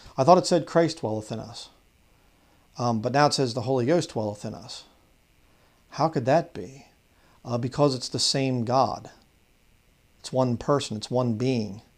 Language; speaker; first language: English; native; English